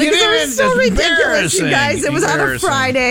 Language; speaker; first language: English; native; English